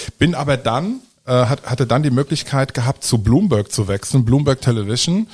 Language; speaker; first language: German; early bilingual, other home language; Italian